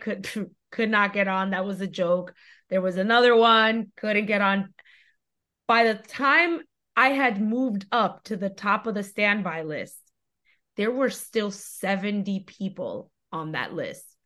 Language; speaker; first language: English; early bilingual, other home language; Spanish